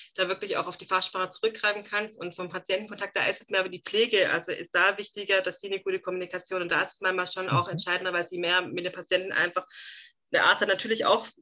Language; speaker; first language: German; native; German